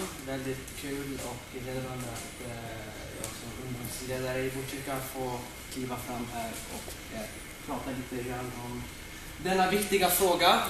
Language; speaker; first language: Swedish; native; Swedish